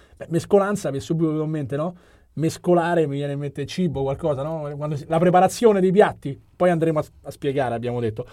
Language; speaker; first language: Italian; native; Italian